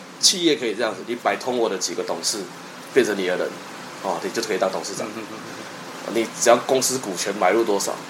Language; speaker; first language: Chinese; native; Chinese